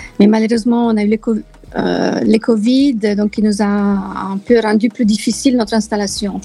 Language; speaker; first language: French; non-native, fluent; Italian